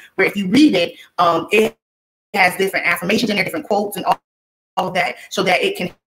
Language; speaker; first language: English; native; English